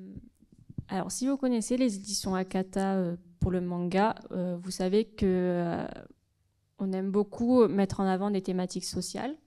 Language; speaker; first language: French; native; French